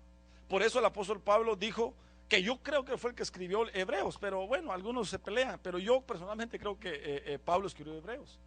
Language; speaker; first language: Spanish; native; Spanish